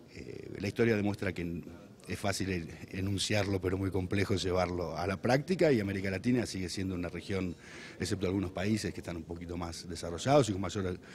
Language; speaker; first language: Spanish; native; Spanish